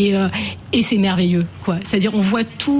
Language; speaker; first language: French; native; French